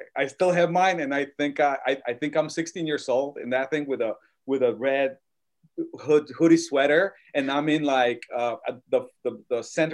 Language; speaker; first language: English; native; English